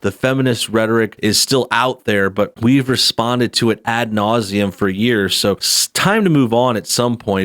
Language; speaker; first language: English; native; English